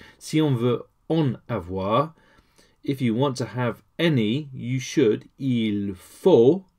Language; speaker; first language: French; non-native, learner; English